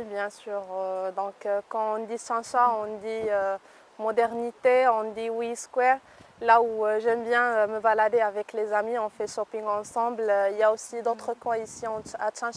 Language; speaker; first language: French; non-native, local second language; Arabic